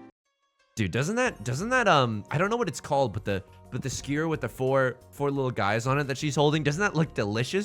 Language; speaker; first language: English; native; English